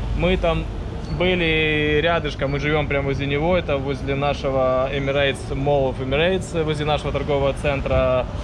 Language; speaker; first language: Russian; native; Russian